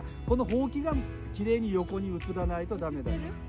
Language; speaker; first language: Japanese; native; Japanese